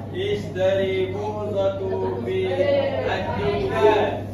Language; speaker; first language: Arabic; non-native, learner; Malay